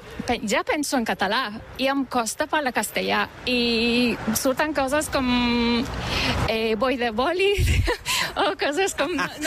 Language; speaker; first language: Catalan; non-native, fluent; Turkish